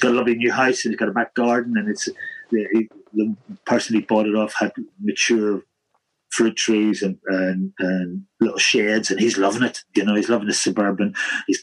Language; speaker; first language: English; native; English